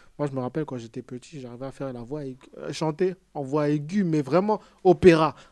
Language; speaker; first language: French; native; French